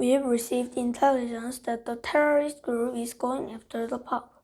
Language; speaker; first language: English; non-native, fluent; Korean